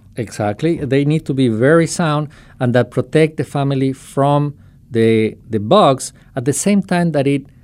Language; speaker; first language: English; non-native, fluent; Spanish